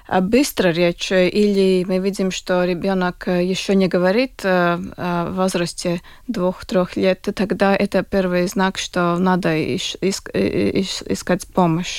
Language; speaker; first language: Russian; non-native, local second language; Latvian